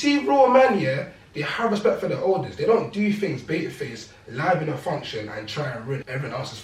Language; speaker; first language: English; native; English